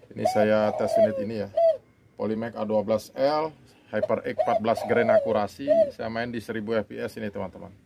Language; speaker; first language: Indonesian; non-native, local second language; Balinese